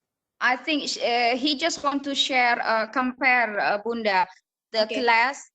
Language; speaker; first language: English; non-native, fluent; Indonesian